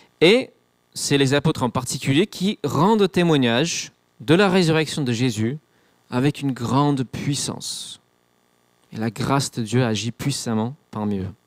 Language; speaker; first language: French; non-native, fluent; English